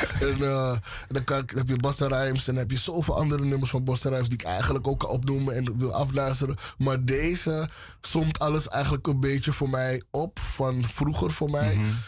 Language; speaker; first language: Dutch; native; Dutch